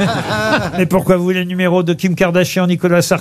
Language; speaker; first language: French; native; French